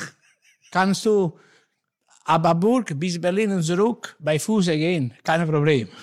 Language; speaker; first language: German; non-native, learner; Italian